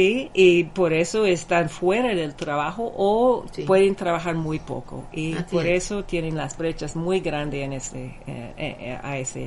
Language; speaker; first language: Spanish; non-native, fluent; English